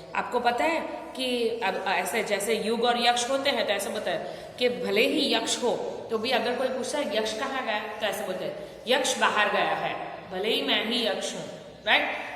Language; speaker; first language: Hindi; non-native, local second language; Gujarati